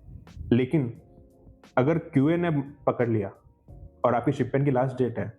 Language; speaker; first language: Hindi; native; Hindi